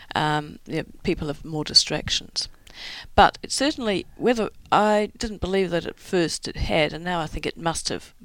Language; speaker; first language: English; native; English